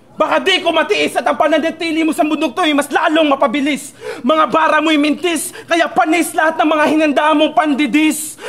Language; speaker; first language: Filipino; non-native, local second language; Cebuano